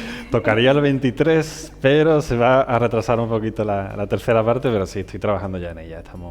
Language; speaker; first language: Spanish; native; Spanish